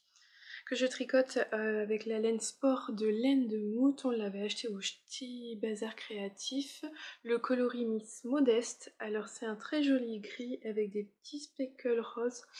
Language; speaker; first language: French; native; French